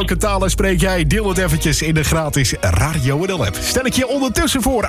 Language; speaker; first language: Dutch; native; Dutch